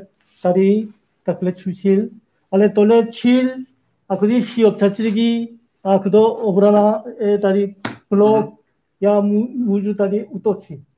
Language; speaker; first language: Czech; non-native, learner; Korean